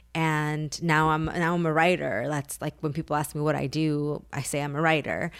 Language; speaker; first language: English; early bilingual, other home language; Spanish